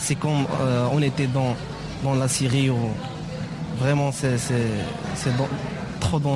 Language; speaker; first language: French; non-native, learner; Arabic